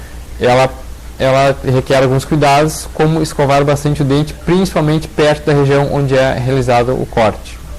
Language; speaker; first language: Portuguese; native; Portuguese